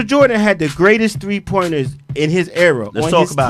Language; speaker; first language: English; native; English